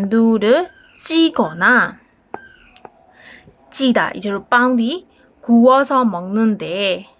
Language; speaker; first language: Korean; non-native, learner; Burmese